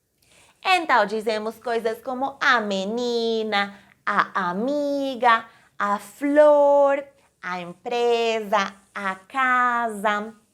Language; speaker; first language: Portuguese; non-native, fluent; Spanish